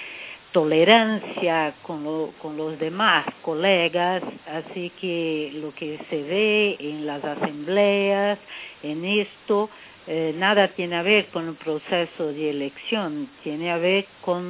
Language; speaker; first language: Spanish; non-native, fluent; Portuguese